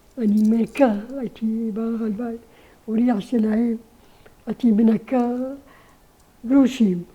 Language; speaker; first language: Hebrew; non-native, learner; Arabic